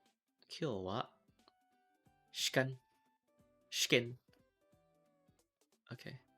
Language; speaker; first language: Japanese; non-native, learner; English